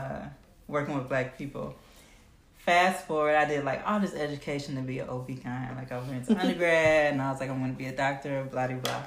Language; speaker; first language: English; native; English